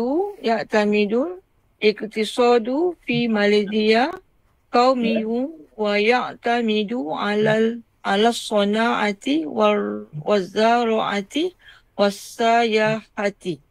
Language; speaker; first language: Arabic; non-native, learner; Malay